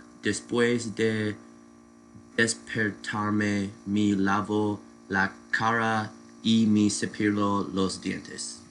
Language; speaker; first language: Spanish; non-native, learner; English